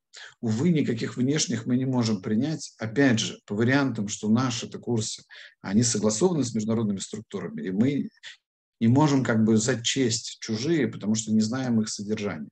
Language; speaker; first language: Russian; native; Russian